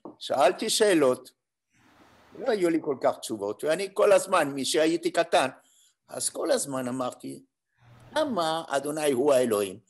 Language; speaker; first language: Hebrew; non-native, fluent; French